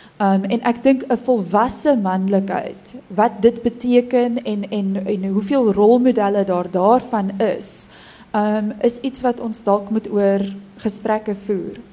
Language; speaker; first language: Afrikaans; native; Afrikaans